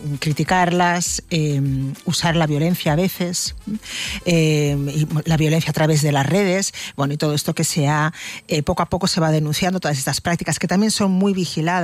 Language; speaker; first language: Spanish; native; Spanish